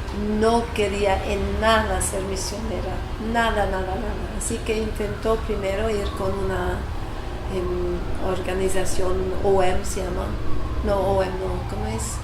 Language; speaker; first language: Spanish; non-native, fluent; English